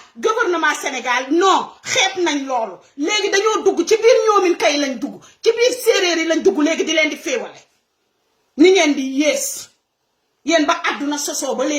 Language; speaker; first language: Wolof; non-native, local second language; Serer